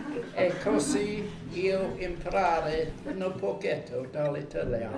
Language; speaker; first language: Italian; non-native, learner; English